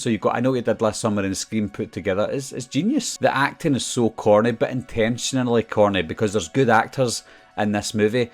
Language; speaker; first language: English; native; English